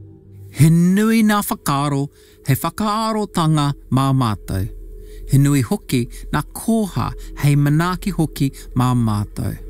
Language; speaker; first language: Māori; non-native, learner; English